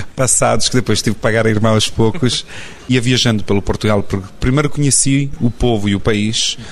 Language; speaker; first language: Portuguese; non-native, fluent; Bosnian